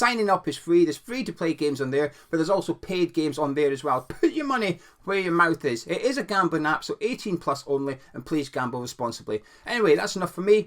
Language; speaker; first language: English; native; English